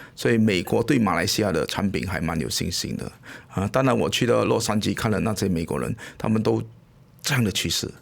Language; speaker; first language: Chinese; native; Chinese